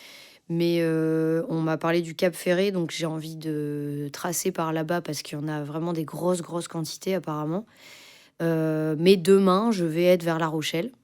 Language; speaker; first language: French; native; French